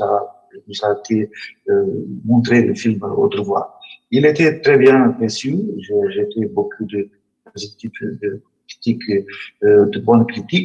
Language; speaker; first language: French; non-native, learner; Portuguese